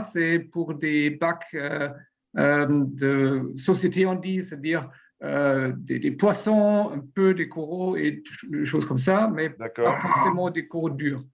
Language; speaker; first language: French; non-native, learner; German